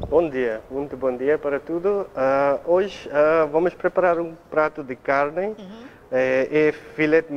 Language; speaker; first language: Portuguese; non-native, learner; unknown